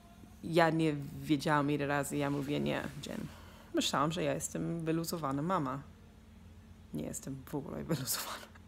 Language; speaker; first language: Polish; early bilingual, heritage; Polish